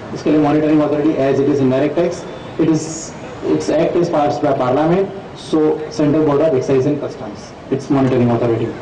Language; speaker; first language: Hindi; non-native, local second language; Sindhi